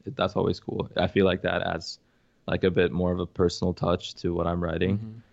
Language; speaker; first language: English; early bilingual, other home language; Arabic